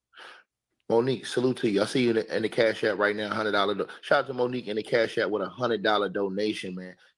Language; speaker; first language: English; native; English